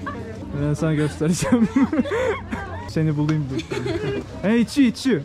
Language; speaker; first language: Turkish; native; Turkish